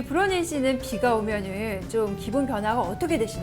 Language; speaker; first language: Korean; native; Korean